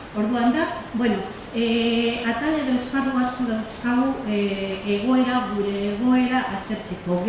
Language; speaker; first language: Basque; native; Basque